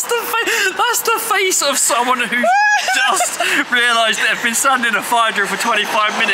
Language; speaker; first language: English; native; English